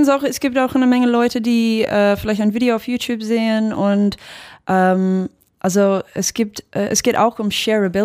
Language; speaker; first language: German; non-native, fluent; English